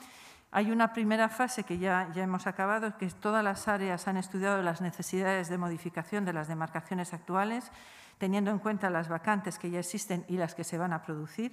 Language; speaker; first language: Spanish; native; Spanish